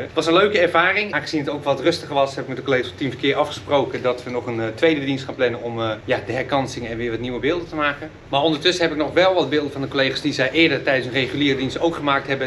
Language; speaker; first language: Dutch; native; Dutch